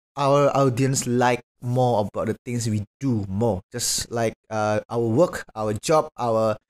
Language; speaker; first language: English; non-native, fluent; Indonesian